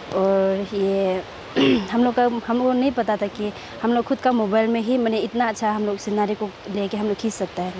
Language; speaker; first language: Hindi; non-native, local second language; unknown